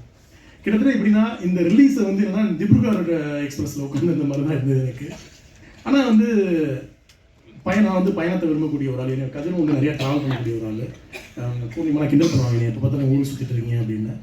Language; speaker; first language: Tamil; native; Tamil